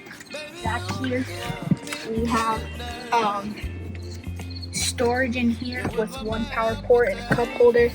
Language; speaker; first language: English; native; English